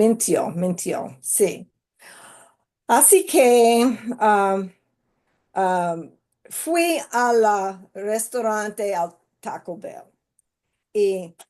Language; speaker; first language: Spanish; non-native, learner; English